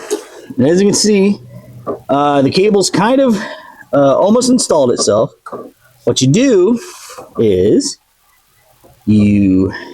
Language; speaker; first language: English; native; English